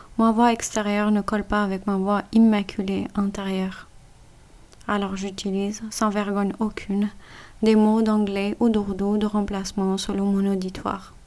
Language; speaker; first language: French; non-native, fluent; Punjabi